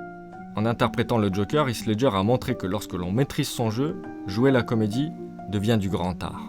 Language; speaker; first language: French; native; French